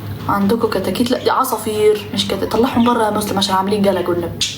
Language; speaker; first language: Arabic; native; Arabic